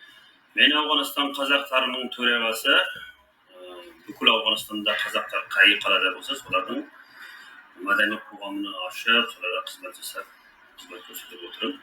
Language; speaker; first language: Kazakh; early bilingual, heritage; Kazakh